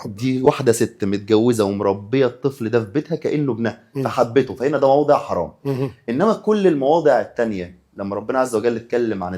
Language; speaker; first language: Arabic; native; Arabic